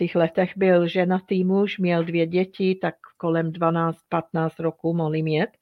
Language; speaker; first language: Czech; non-native, fluent; English